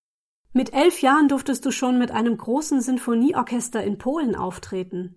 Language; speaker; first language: German; native; German